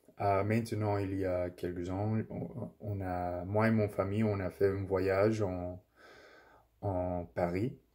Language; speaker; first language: French; non-native, local second language; English